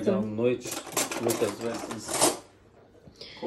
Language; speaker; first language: Portuguese; non-native, fluent; Norwegian